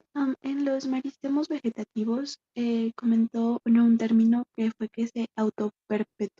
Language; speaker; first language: Spanish; native; Spanish